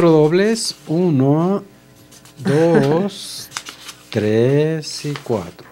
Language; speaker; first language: Spanish; native; Spanish